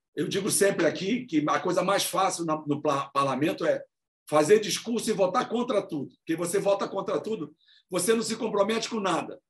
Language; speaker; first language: Portuguese; native; Portuguese